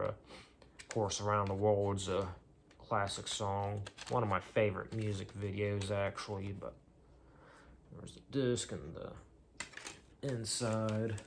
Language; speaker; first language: English; native; English